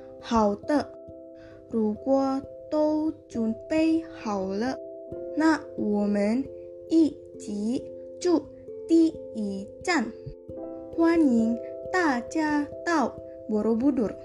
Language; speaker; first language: Chinese; non-native, learner; Indonesian